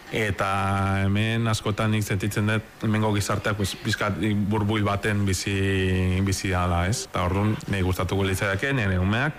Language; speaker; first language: Basque; non-native, fluent; Spanish